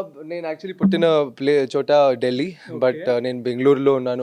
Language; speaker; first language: Telugu; non-native, local second language; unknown